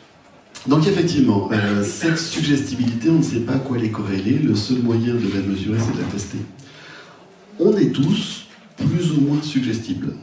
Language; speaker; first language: French; native; French